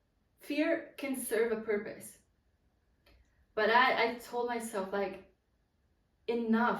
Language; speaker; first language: English; non-native, fluent; Polish